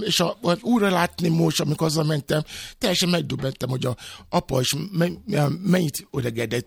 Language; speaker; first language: Hungarian; non-native, fluent; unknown